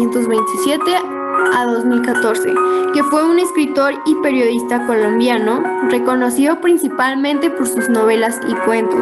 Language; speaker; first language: Spanish; native; Spanish